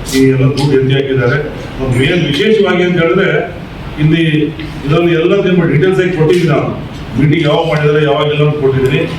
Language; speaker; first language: Kannada; non-native, local second language; Lambadi